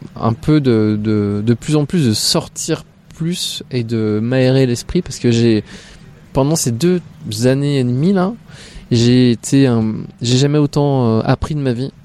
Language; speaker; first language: French; native; French